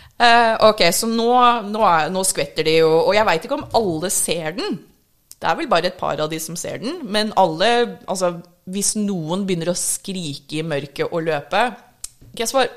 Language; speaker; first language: Norwegian; early bilingual, other home language; English